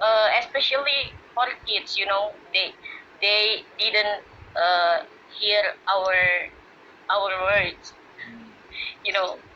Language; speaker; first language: English; non-native, learner; Indonesian